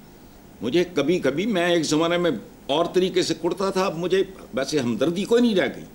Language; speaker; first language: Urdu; non-native, local second language; Punjabi